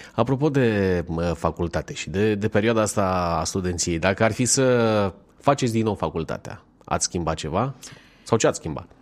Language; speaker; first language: Romanian; native; Romanian